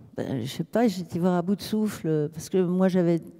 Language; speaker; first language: French; native; French